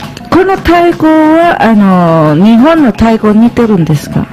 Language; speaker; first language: Japanese; non-native, fluent; Filipino